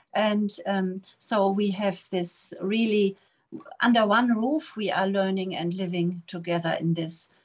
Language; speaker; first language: English; non-native, fluent; German